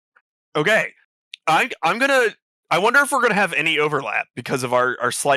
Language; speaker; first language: English; native; English